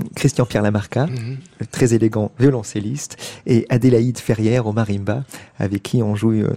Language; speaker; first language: French; native; French